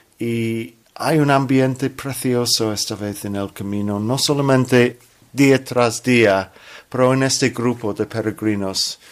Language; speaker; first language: Spanish; non-native, fluent; English